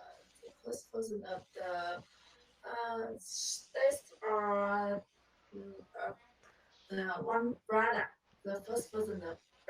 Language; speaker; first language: English; non-native, learner; Vietnamese